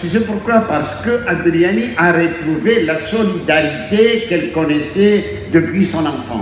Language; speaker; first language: French; non-native, fluent; Greek